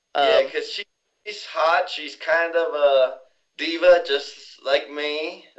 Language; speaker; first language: English; non-native, fluent; Spanish